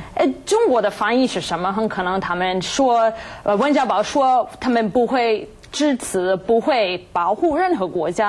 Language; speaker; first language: Chinese; non-native, fluent; English